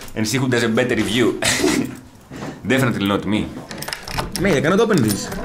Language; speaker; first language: English; non-native, fluent; Greek